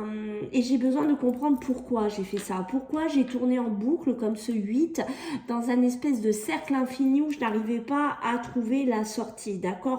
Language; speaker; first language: French; native; French